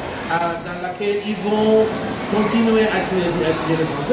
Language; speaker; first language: French; non-native, fluent; Spanish